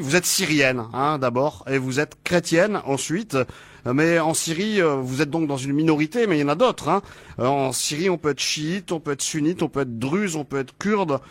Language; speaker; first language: French; native; French